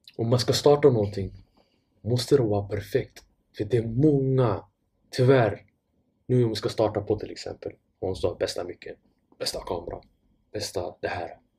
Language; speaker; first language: Swedish; non-native, fluent; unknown